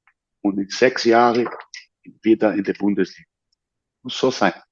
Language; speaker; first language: German; non-native, learner; Portuguese